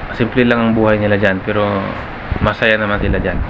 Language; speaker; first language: Filipino; non-native, local second language; Cebuano